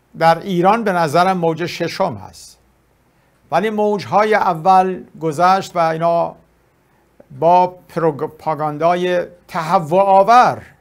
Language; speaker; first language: Persian; native; Persian